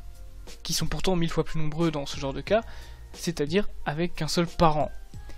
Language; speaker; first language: French; native; French